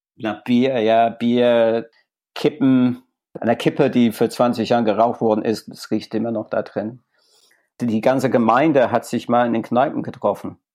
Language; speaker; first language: German; non-native, fluent; English